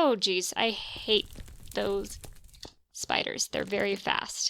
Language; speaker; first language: English; native; English